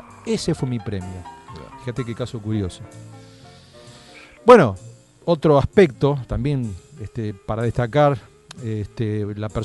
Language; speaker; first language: Spanish; native; Spanish